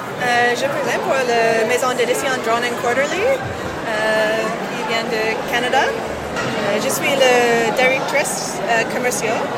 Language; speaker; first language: French; non-native, learner; English